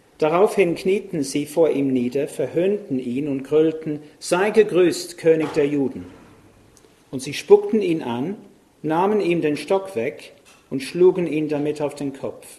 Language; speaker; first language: German; non-native, fluent; English